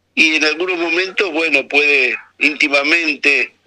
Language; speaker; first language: Spanish; native; Spanish